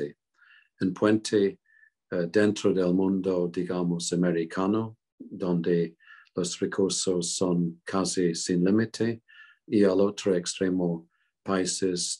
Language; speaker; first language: Spanish; non-native, fluent; English